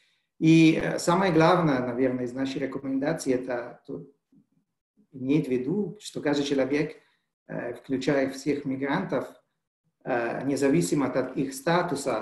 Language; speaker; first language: Russian; non-native, fluent; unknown